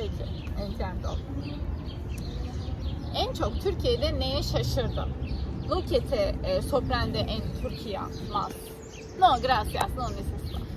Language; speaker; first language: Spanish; non-native, learner; Turkish